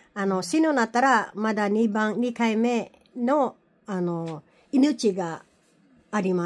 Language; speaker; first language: Japanese; non-native, learner; Filipino